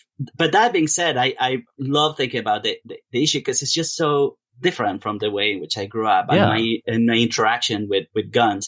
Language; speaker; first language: English; non-native, fluent; Spanish